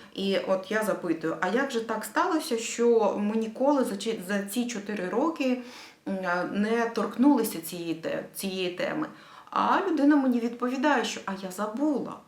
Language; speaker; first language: Ukrainian; native; Ukrainian